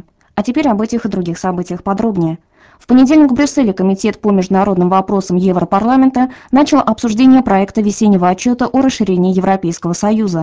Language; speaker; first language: Russian; native; Russian